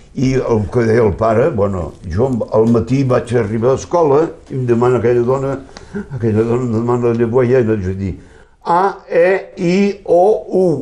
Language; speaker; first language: Catalan; early bilingual, heritage; Catalan